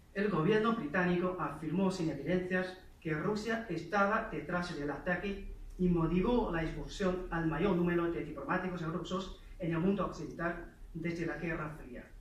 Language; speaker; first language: Spanish; non-native, fluent; Chinese